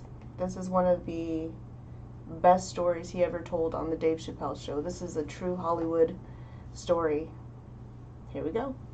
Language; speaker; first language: English; native; English